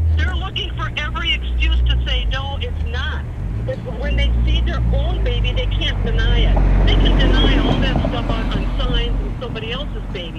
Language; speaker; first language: English; native; English